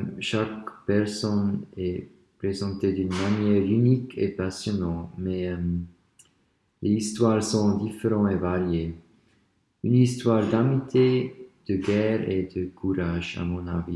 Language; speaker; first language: French; non-native, learner; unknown